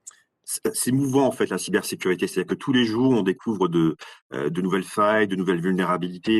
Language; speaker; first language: French; native; French